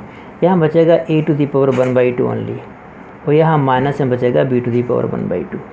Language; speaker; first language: Hindi; native; Hindi